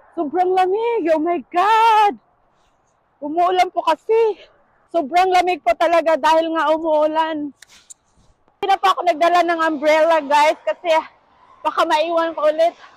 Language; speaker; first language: Filipino; native; Filipino